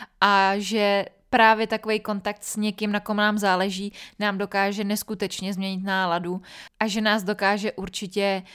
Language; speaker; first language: Czech; native; Czech